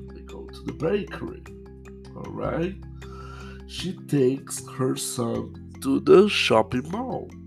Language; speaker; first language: English; non-native, fluent; Portuguese